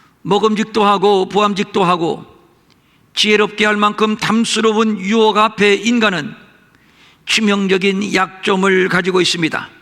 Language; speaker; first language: Korean; native; Korean